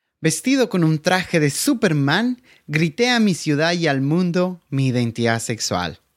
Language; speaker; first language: Spanish; native; Spanish